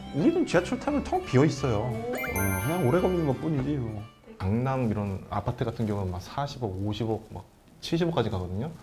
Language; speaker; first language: Korean; non-native, fluent; Finnish